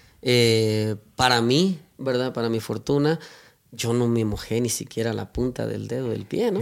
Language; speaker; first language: Spanish; native; Spanish